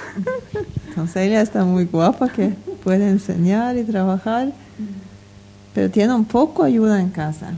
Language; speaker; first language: Spanish; non-native, learner; Norwegian